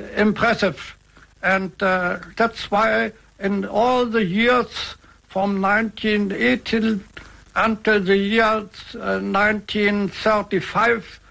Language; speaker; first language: English; non-native, fluent; German